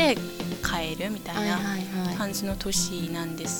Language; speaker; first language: Japanese; non-native, fluent; Korean